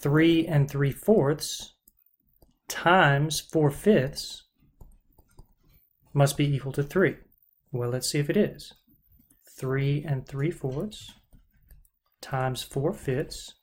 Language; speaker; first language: English; native; English